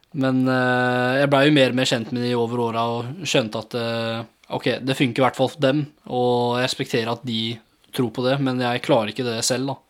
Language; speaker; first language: Norwegian; early bilingual, other home language; English